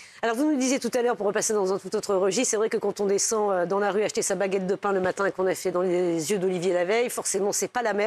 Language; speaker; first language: French; native; French